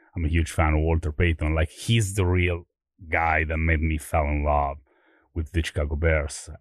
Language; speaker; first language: English; non-native, fluent; Italian